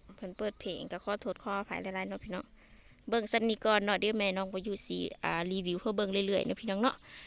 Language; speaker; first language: Thai; native; Thai